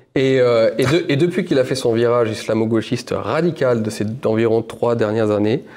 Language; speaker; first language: French; native; French